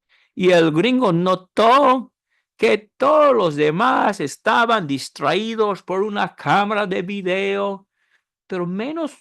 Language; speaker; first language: Spanish; non-native, fluent; English